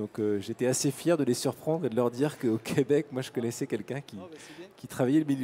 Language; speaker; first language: French; native; French